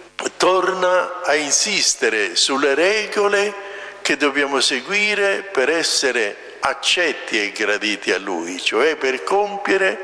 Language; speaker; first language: Italian; native; Italian